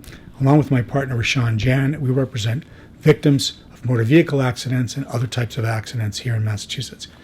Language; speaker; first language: English; native; English